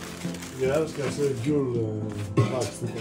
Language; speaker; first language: Swedish; non-native, fluent; Portuguese